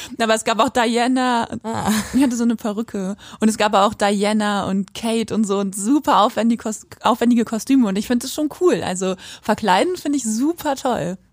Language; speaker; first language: German; native; German